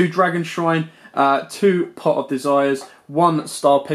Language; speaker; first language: English; native; English